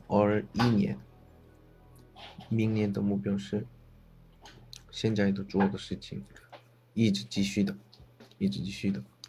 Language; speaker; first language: Chinese; non-native, learner; Korean